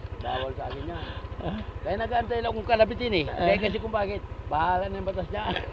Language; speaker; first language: Filipino; non-native, local second language; Bikol